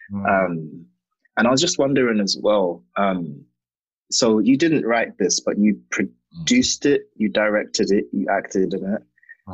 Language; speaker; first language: English; native; English